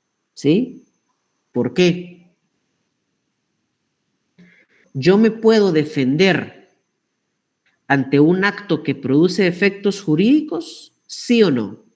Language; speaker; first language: Spanish; native; Spanish